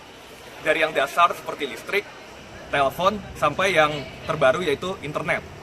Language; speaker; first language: Indonesian; native; Indonesian